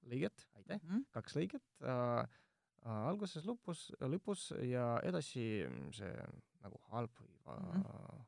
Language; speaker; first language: Estonian; non-native, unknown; Russian